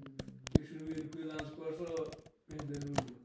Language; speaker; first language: Italian; non-native, learner; Punjabi